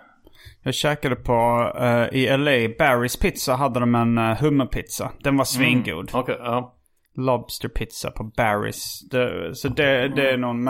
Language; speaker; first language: Swedish; native; Swedish